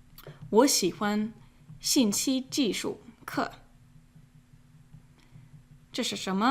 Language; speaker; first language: Chinese; non-native, fluent; English